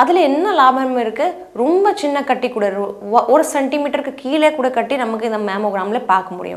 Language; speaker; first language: Tamil; non-native, fluent; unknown